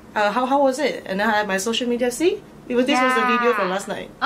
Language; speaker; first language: English; non-native, local second language; Chinese